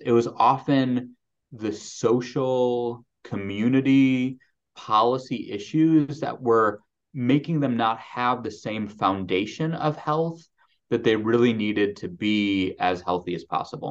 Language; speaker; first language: English; native; English